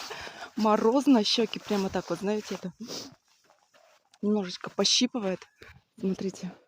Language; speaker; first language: Russian; native; Russian